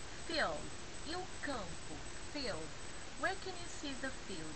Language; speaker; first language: English; non-native, fluent; Portuguese